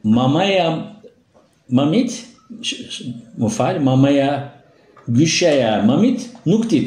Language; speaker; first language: Albanian; non-native, learner; Turkish